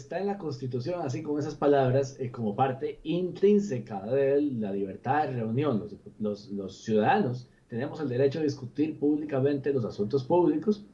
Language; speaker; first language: Spanish; native; Spanish